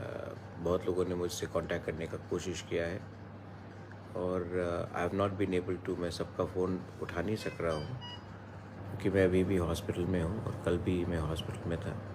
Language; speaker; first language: Hindi; non-native, local second language; Kok Borok